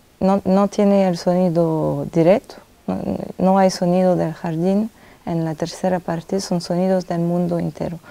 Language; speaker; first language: Spanish; non-native, fluent; French